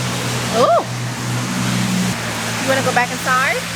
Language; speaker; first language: English; native; English